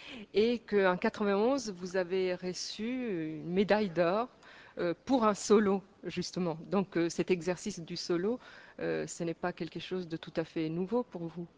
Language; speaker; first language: French; native; French